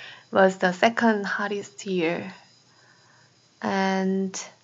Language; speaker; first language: English; non-native, fluent; Korean